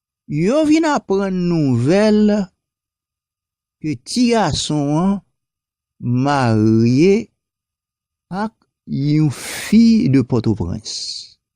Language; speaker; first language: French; non-native, local second language; Haitian Creole